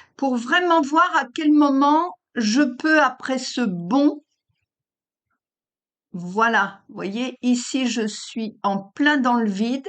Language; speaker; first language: French; native; French